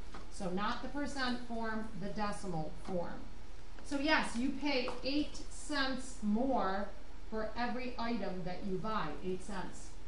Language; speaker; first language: English; native; English